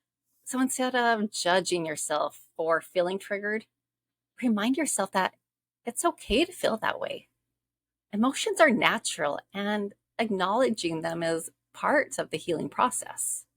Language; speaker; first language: English; native; English